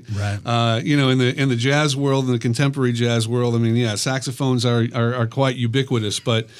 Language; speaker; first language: English; native; English